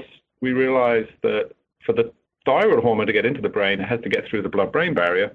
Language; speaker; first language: English; native; English